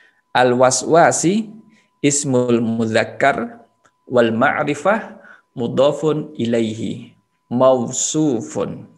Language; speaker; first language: Arabic; non-native, learner; Indonesian